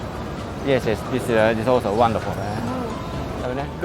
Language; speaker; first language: English; non-native, learner; Japanese